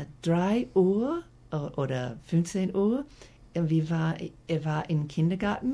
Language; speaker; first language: German; non-native, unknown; English